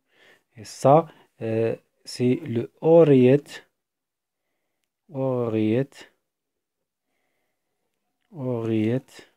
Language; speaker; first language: French; non-native, fluent; Arabic